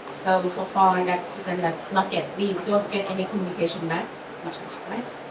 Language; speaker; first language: English; non-native, fluent; Thai